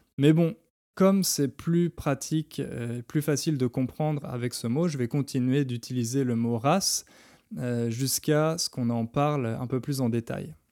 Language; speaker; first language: French; native; French